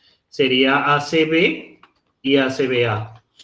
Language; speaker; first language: Spanish; native; Spanish